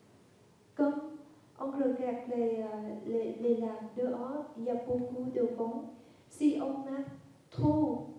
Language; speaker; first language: French; non-native, fluent; Vietnamese